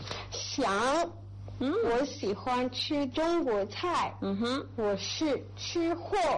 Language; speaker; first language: Chinese; non-native, learner; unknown